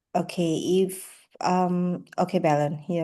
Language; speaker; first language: English; non-native, fluent; Indonesian